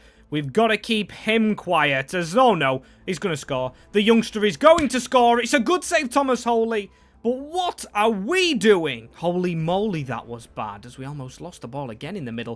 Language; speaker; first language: English; native; English